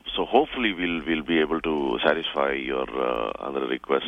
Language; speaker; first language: English; non-native, local second language; Kannada